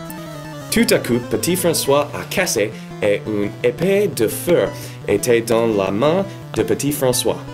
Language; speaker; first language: French; non-native, learner; English